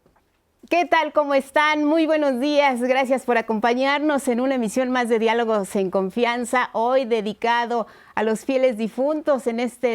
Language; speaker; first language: Spanish; native; Spanish